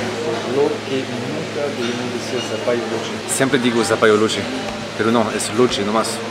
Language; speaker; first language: Spanish; non-native, fluent; French